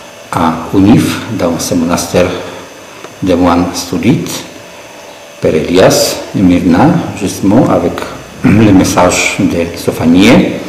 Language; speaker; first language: French; non-native, fluent; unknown